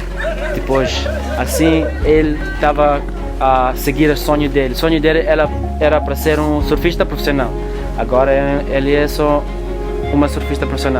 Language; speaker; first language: Portuguese; non-native, local second language; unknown